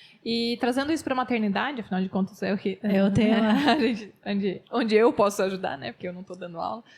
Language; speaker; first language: Portuguese; native; Portuguese